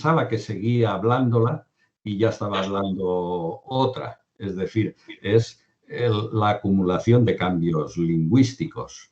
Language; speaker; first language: Spanish; non-native, local second language; Catalan